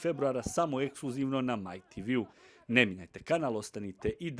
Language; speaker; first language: Bosnian; native; Bosnian